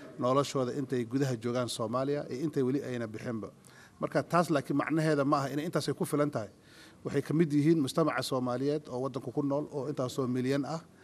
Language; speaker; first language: Somali; native; Somali